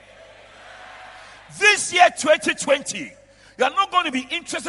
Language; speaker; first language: English; non-native, local second language; Akan